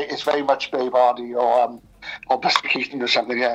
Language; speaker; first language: English; native; English